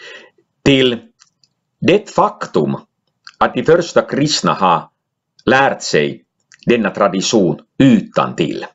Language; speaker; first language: Swedish; non-native, local second language; Finnish